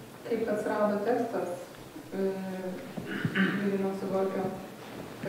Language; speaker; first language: Swedish; non-native, fluent; Lithuanian